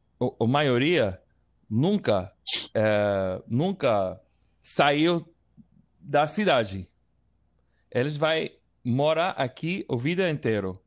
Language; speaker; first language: Portuguese; non-native, learner; English